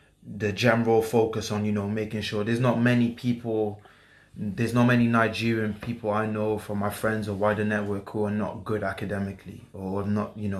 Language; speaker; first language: English; native; English